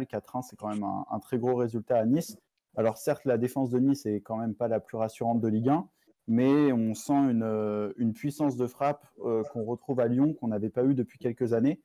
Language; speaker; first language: French; native; French